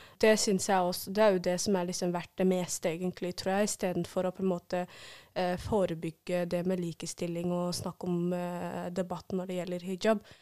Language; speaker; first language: Norwegian; early bilingual, other home language; Somali